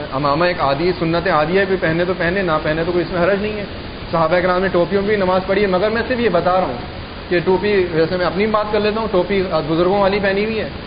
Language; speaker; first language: Urdu; native; Urdu